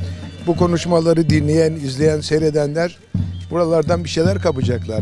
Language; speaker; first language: Turkish; native; Turkish